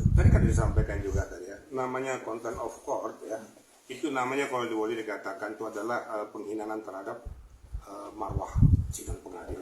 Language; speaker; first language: Indonesian; native; Indonesian